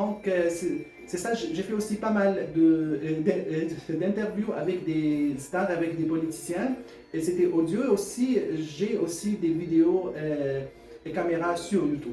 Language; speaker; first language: French; non-native, fluent; Arabic